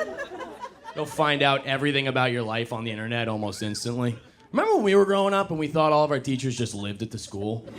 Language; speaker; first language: English; native; English